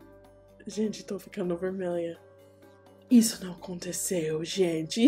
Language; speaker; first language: Portuguese; non-native, learner; English